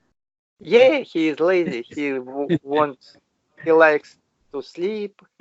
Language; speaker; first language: English; non-native, learner; Russian